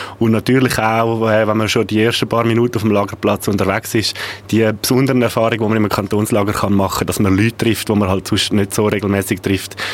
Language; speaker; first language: German; native; German